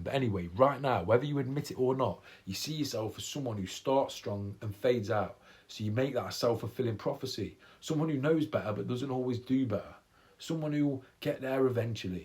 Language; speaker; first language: English; native; English